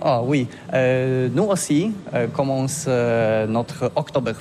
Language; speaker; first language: French; non-native, learner; Polish